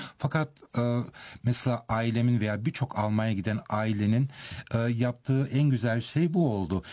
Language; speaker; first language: Turkish; early bilingual, heritage; Turkish